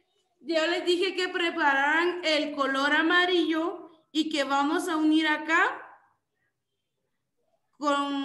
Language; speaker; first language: Spanish; native; Spanish